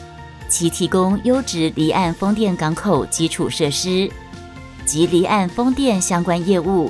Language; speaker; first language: Chinese; native; Chinese